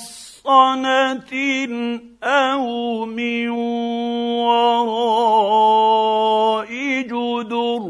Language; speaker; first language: Arabic; native; Arabic